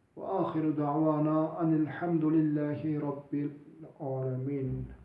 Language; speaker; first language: Turkish; non-native, local second language; Zaza